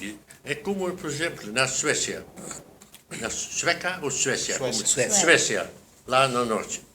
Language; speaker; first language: Portuguese; non-native, fluent; Dutch